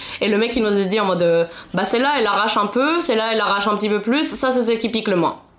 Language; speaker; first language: French; non-native, fluent; Spanish